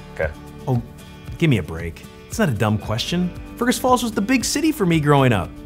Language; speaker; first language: English; native; English